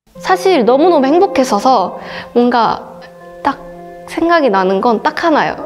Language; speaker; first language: Korean; native; Korean